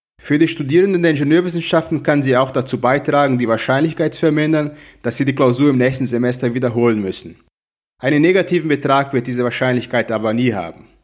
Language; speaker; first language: German; non-native, fluent; Portuguese